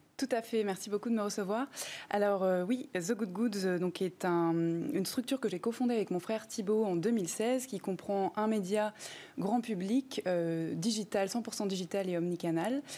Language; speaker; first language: French; native; French